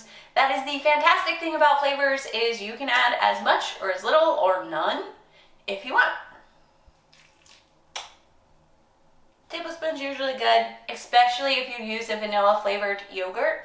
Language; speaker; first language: English; native; English